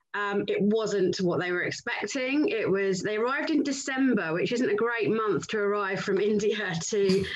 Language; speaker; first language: English; native; English